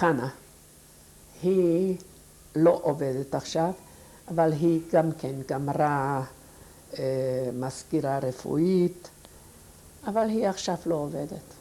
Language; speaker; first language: Hebrew; non-native, fluent; Yiddish